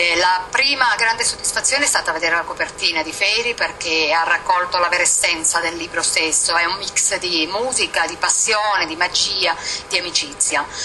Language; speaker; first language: Italian; early bilingual, heritage; Italian